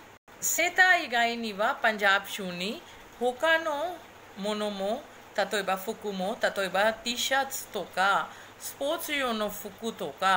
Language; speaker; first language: Japanese; non-native, fluent; Hindi